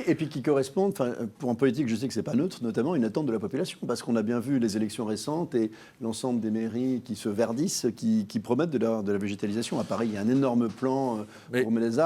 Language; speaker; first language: French; native; French